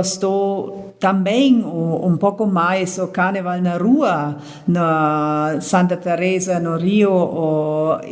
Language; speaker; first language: Portuguese; non-native, learner; German